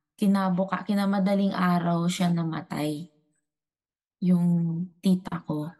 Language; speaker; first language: Filipino; non-native, local second language; Cebuano